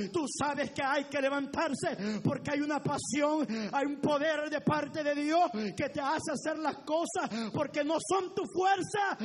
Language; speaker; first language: Spanish; native; Spanish